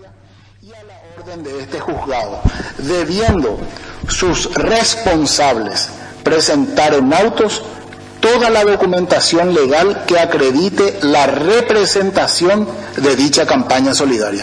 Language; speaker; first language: Spanish; native; Spanish